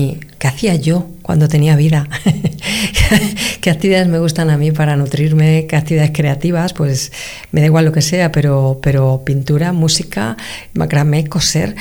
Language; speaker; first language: Spanish; native; Spanish